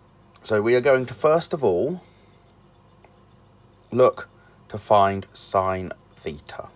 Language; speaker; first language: English; native; English